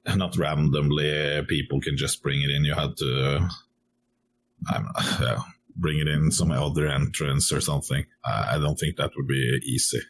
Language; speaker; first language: English; non-native, fluent; Norwegian